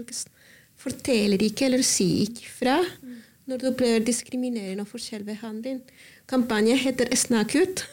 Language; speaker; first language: Norwegian; non-native, learner; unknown